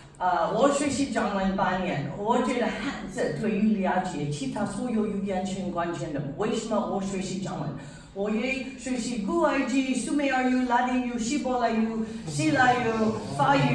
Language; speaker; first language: Chinese; non-native, learner; English